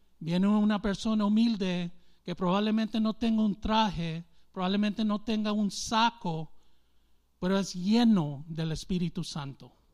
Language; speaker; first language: Spanish; early bilingual, heritage; English